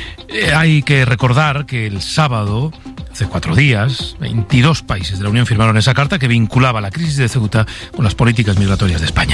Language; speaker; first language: Spanish; native; Spanish